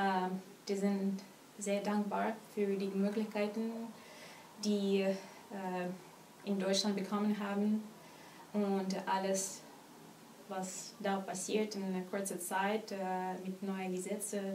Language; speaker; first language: German; non-native, learner; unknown